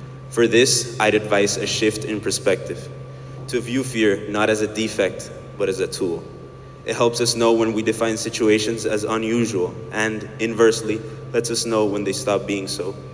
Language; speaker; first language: English; early bilingual, other home language; Spanish